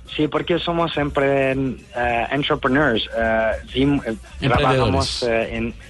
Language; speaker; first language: Spanish; non-native, learner; Dutch